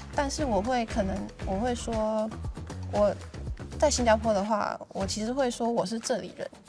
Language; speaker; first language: Chinese; early bilingual, other home language; Russian